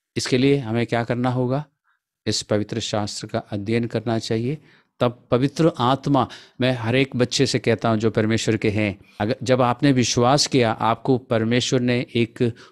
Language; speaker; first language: Hindi; non-native, local second language; Malayalam